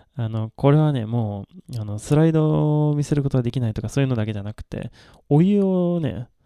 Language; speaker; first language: Japanese; non-native, fluent; Swedish